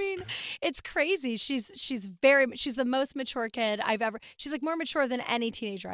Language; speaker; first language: English; native; English